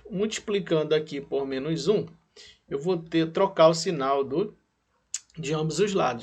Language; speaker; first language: Portuguese; native; Portuguese